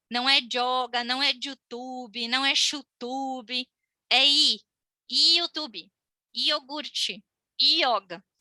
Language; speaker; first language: Portuguese; native; Portuguese